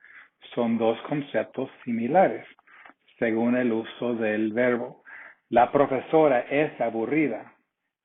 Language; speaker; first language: Spanish; non-native, fluent; English